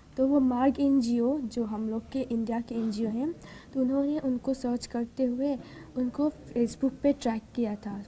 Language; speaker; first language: Hindi; non-native, local second language; Nepali